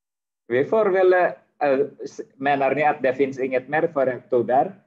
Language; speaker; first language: Swedish; non-native, fluent; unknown